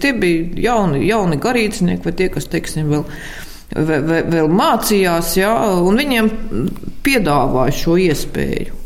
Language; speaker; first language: Latvian; native; Latvian